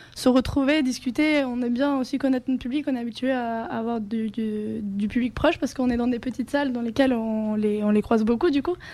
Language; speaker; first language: French; non-native, fluent; Spanish